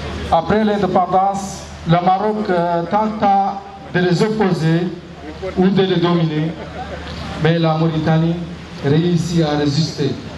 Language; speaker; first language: French; non-native, local second language; Arabic